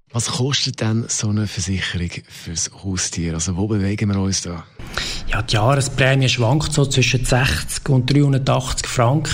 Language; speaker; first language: German; native; German